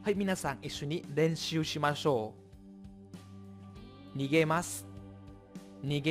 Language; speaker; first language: Japanese; non-native, fluent; Vietnamese